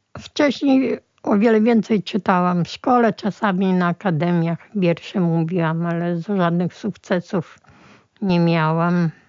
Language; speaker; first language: Polish; early bilingual, other home language; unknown